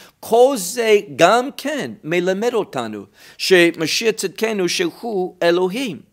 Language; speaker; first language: Hebrew; non-native, fluent; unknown